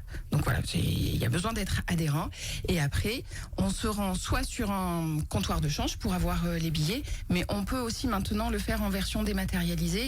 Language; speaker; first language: French; native; French